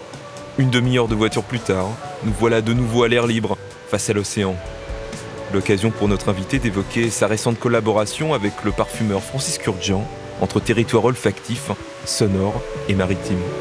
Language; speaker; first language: French; native; French